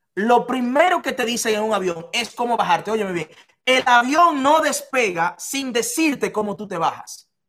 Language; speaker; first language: Spanish; native; Spanish